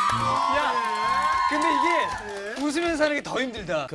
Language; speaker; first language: Korean; native; Korean